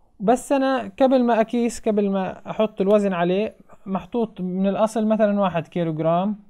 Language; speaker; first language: Arabic; native; Arabic